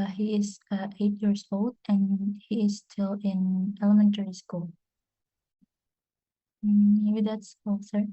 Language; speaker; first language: English; non-native, fluent; Indonesian